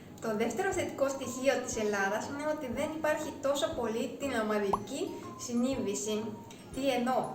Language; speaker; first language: Greek; non-native, fluent; Japanese